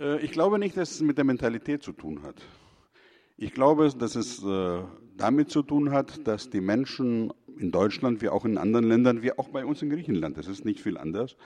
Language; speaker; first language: German; non-native, fluent; Greek